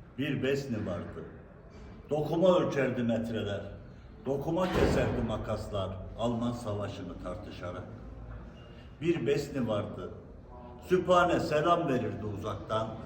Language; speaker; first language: Turkish; native; Turkish